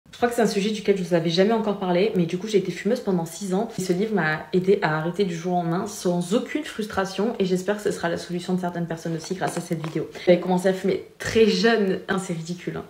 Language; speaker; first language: French; native; French